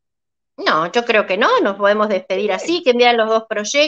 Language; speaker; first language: Spanish; native; Spanish